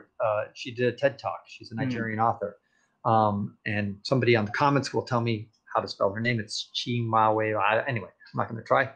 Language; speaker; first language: English; native; English